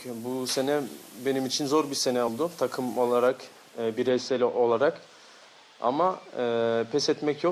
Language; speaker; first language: Turkish; early bilingual, heritage; Turkish